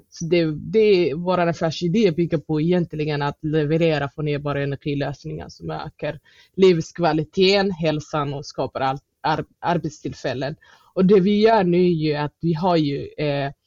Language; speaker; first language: Swedish; non-native, fluent; Somali